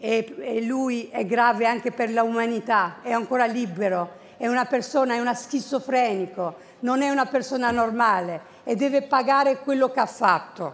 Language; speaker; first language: Italian; non-native, fluent; Arabic